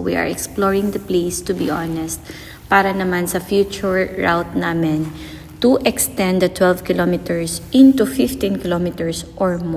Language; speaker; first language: English; non-native, local second language; Filipino